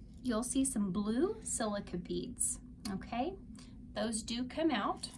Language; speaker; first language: English; native; English